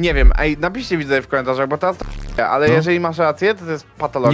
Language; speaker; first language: Polish; native; Polish